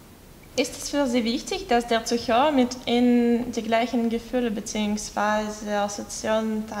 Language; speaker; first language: German; non-native, learner; Russian